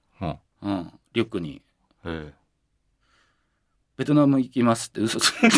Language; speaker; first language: Japanese; native; Japanese